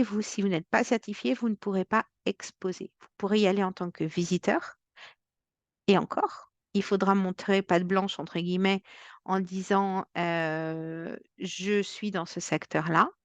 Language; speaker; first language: French; native; French